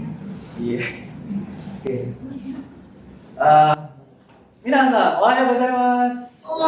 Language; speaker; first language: Indonesian; native; Indonesian